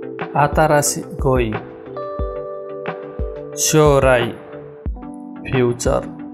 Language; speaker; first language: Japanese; non-native, learner; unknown